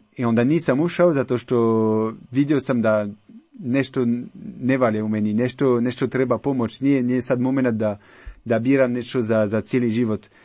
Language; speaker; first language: Croatian; non-native, learner; French